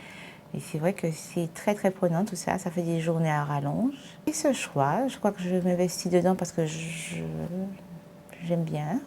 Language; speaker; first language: French; native; French